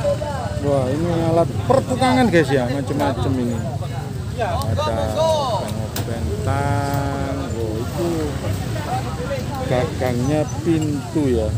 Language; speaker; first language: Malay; non-native, local second language; Javanese